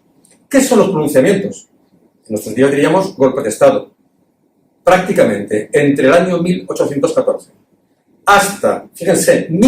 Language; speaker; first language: Spanish; native; Spanish